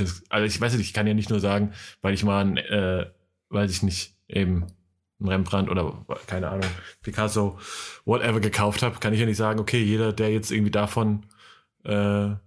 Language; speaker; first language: German; native; German